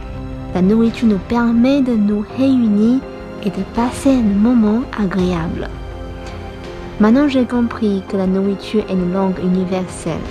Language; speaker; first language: French; non-native, fluent; Chinese